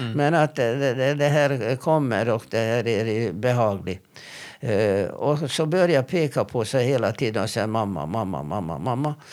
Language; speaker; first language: Swedish; non-native, fluent; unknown